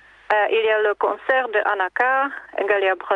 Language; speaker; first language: French; non-native, learner; Czech